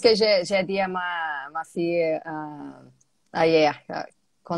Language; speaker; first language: French; non-native, learner; Portuguese